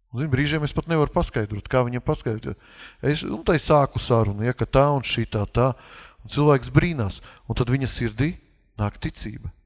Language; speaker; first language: Latvian; non-native, local second language; Russian